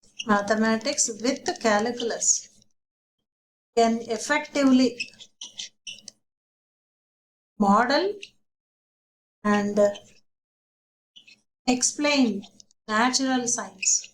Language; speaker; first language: English; non-native, local second language; Telugu